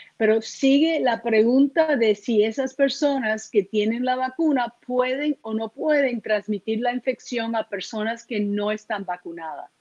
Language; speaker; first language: Spanish; early bilingual, heritage; Spanish